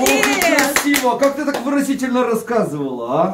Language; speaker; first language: Russian; native; Russian